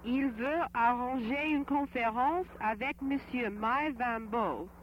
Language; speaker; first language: French; native; French